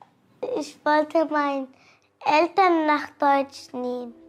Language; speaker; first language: German; early bilingual, other home language; Arabic